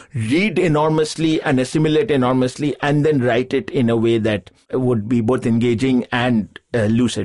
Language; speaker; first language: English; non-native, local second language; Bangla